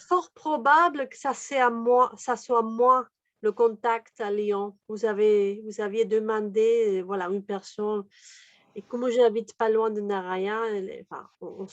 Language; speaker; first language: French; non-native, fluent; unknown